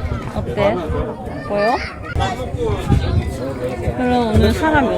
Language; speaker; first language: Korean; non-native, fluent; Japanese